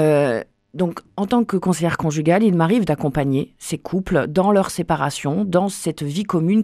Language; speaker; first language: French; native; French